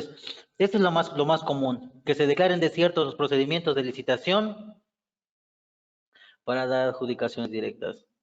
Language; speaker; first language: Spanish; native; Spanish